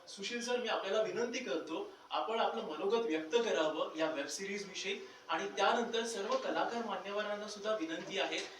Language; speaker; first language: Marathi; native; Marathi